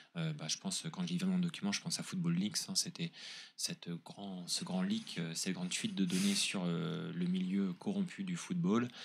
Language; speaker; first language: French; native; French